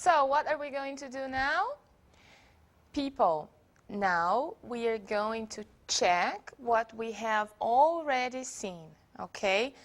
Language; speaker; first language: English; non-native, fluent; Portuguese